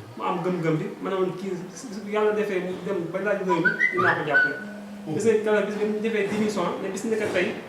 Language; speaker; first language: Wolof; native; Wolof